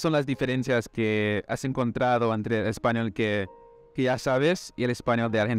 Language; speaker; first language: Spanish; non-native, fluent; English